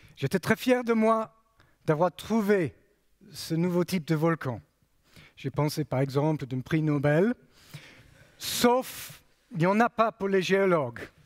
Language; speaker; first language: French; non-native, fluent; English